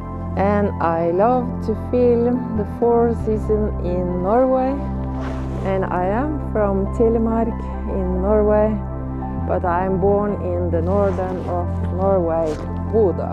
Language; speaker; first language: English; non-native, learner; Norwegian